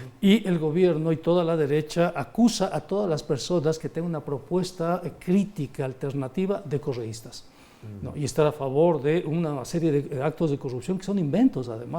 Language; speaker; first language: Spanish; native; Spanish